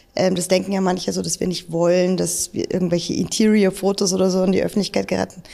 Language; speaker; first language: German; native; German